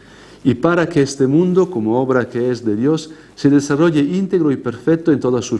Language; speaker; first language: Spanish; non-native, fluent; Italian